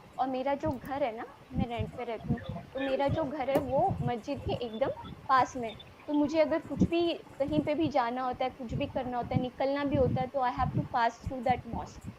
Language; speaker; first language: Hindi; non-native, local second language; Telugu